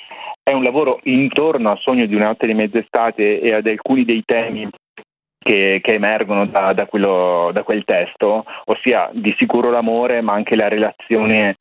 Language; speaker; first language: Italian; native; Italian